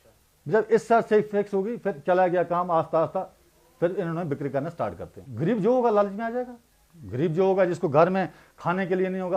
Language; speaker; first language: Hindi; non-native, local second language; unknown